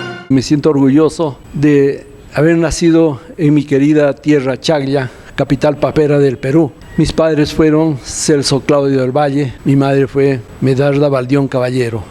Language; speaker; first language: Spanish; native; Spanish